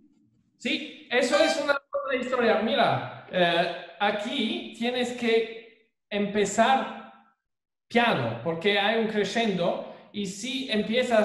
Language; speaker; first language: Spanish; non-native, fluent; German